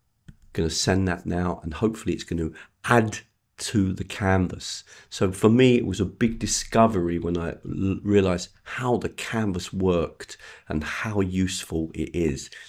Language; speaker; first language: English; native; English